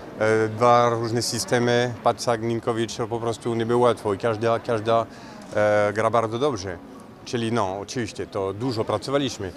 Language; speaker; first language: Polish; non-native, fluent; French